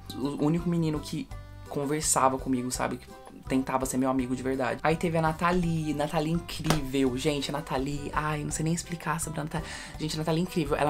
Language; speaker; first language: Portuguese; early bilingual, heritage; Portuguese